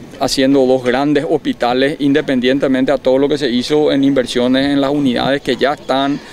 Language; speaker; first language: Spanish; native; Spanish